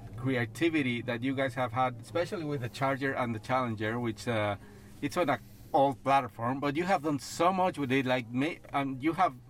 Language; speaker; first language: English; non-native, fluent; Spanish